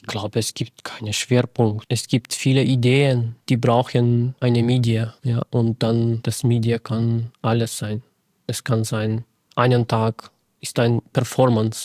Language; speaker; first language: German; non-native, fluent; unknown